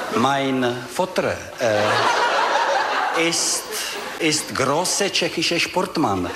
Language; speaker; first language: German; non-native, learner; Czech